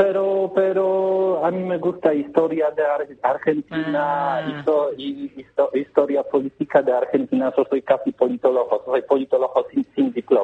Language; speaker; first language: Spanish; non-native, learner; Polish